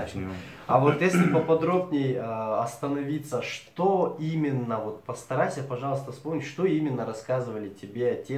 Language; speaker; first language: Russian; native; Russian